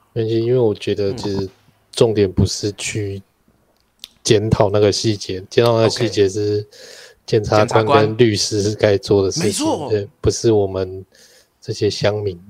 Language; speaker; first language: Chinese; native; Chinese